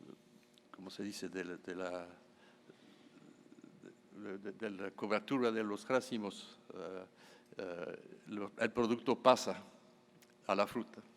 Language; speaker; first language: Spanish; non-native, fluent; French